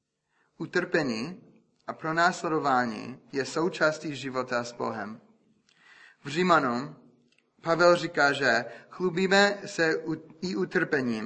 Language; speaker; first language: Czech; non-native, fluent; English